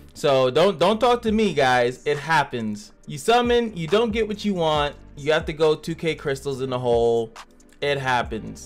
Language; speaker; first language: English; native; English